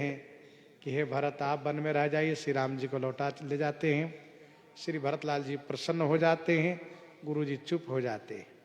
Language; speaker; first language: Hindi; native; Hindi